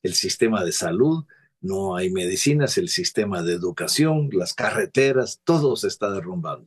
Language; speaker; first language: Spanish; native; Spanish